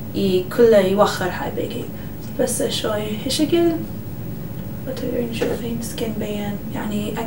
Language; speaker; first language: Arabic; early bilingual, heritage; English